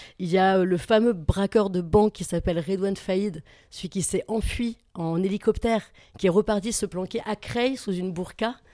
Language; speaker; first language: French; native; French